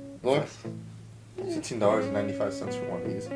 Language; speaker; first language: English; native; English